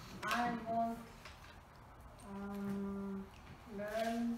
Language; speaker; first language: English; non-native, learner; Russian